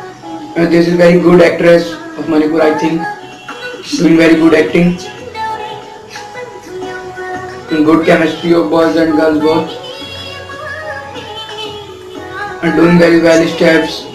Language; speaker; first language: English; non-native, learner; Hindi